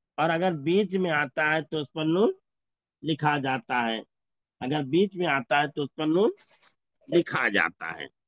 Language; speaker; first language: Urdu; native; Urdu